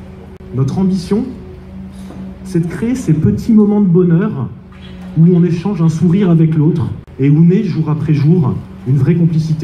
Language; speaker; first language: French; native; French